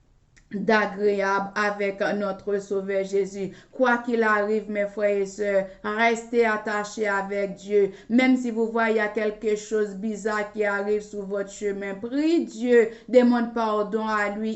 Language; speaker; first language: French; non-native, local second language; Haitian Creole